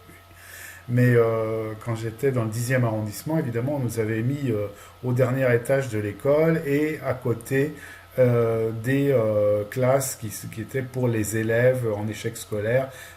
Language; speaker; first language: French; native; French